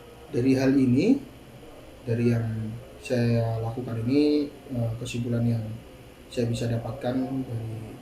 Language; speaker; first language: Indonesian; native; Indonesian